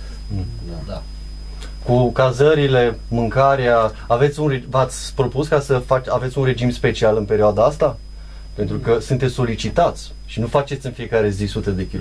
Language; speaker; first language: Romanian; native; Romanian